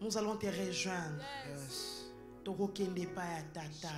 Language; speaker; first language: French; non-native, local second language; Lingala